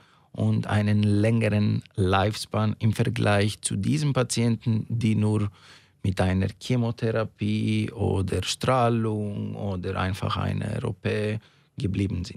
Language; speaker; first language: German; non-native, fluent; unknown